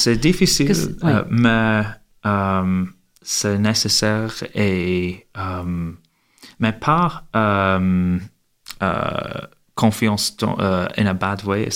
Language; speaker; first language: French; non-native, learner; English